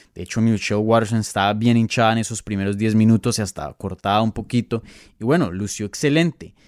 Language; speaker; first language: Spanish; native; Spanish